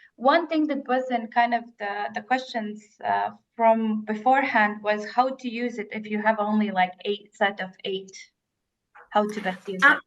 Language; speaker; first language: English; non-native, fluent; Latvian